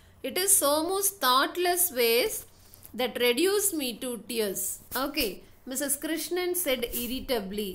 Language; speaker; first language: English; non-native, local second language; Tamil